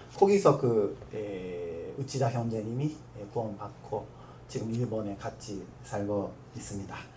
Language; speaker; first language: Korean; non-native, learner; Japanese